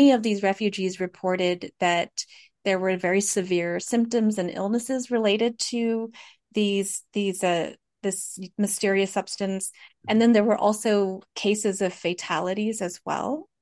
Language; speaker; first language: English; early bilingual, other home language; Hmong